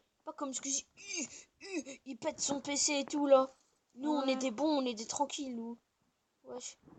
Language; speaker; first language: French; native; French